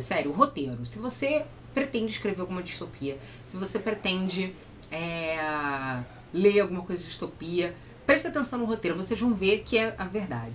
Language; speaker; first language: Portuguese; native; Portuguese